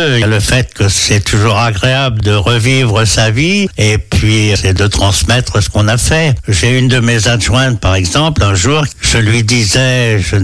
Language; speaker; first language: French; native; French